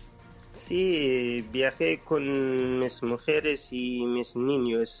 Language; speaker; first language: Spanish; non-native, learner; Persian